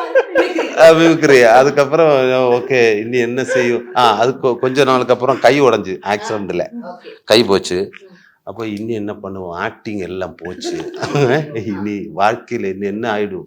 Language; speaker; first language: Tamil; non-native, learner; Malayalam